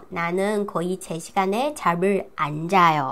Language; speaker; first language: Korean; non-native, fluent; Chinese